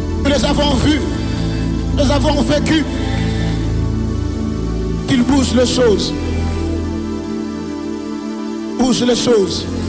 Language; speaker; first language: French; non-native, local second language; Lingala